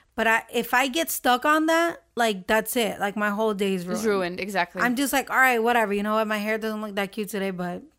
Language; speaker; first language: English; early bilingual, other home language; Arabic